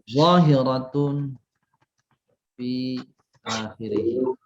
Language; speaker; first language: Arabic; non-native, fluent; Indonesian